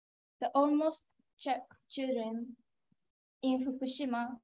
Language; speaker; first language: English; non-native, learner; Japanese